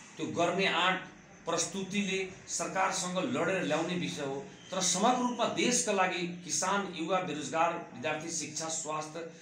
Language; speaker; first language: Nepali; non-native, local second language; Bhojpuri